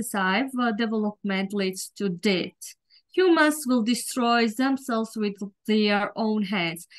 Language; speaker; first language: English; non-native, learner; Georgian